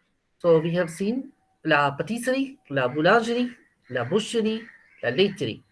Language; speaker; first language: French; non-native, fluent; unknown